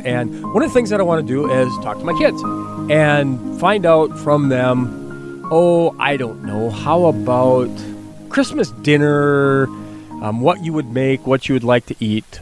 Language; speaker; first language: English; native; English